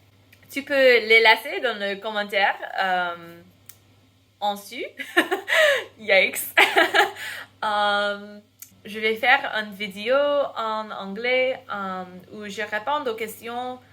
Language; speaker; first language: French; non-native, fluent; English